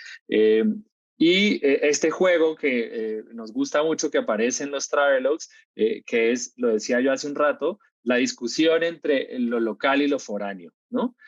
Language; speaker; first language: Spanish; native; Spanish